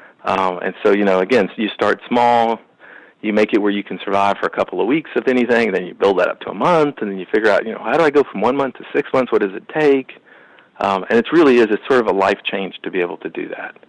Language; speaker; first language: English; native; English